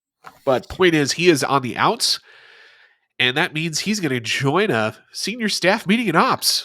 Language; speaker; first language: English; native; English